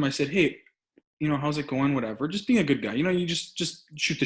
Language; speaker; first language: English; native; English